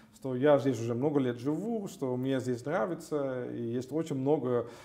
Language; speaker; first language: Russian; non-native, fluent; Dutch